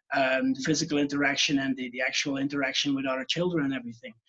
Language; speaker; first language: English; non-native, fluent; Dutch